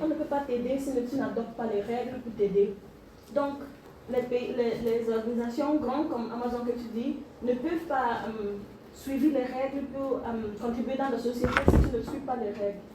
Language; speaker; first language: French; non-native, learner; English